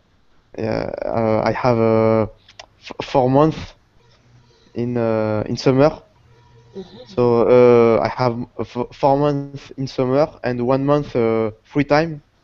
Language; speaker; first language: English; non-native, learner; Portuguese